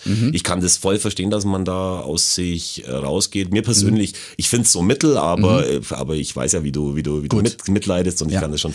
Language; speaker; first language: German; native; German